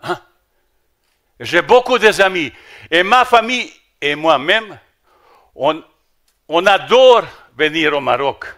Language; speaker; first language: French; non-native, fluent; Bosnian